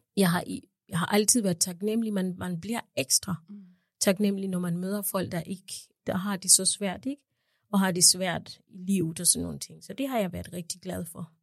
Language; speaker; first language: Danish; non-native, fluent; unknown